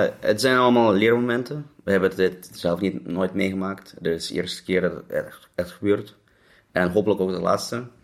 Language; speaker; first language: Dutch; non-native, fluent; Russian